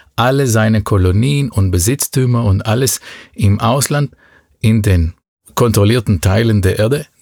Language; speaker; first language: German; non-native, fluent; Hebrew